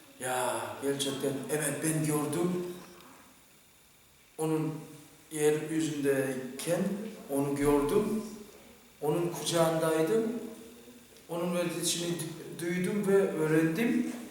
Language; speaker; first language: Turkish; non-native, fluent; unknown